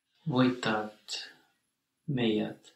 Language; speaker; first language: Finnish; non-native, learner; English